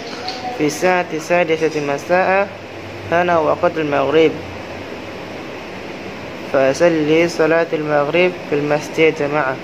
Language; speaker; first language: Arabic; non-native, learner; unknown